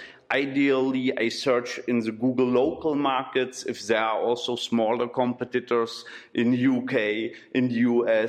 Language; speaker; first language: English; non-native, fluent; German